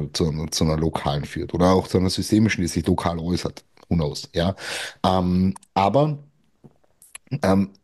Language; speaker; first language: German; native; German